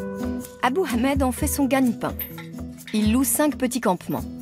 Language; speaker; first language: French; native; French